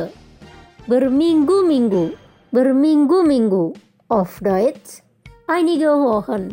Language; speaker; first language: German; non-native, fluent; Indonesian